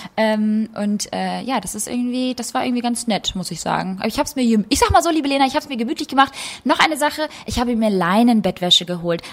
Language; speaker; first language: German; early bilingual, other home language; Albanian